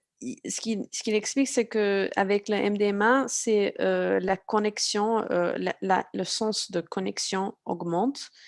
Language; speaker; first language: French; non-native, fluent; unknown